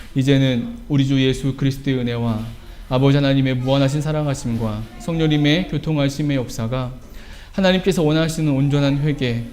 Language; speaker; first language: Korean; native; Korean